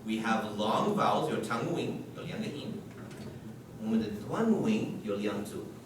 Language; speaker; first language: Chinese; non-native, fluent; English